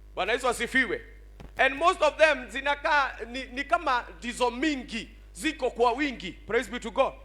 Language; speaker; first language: English; non-native, local second language; Swahili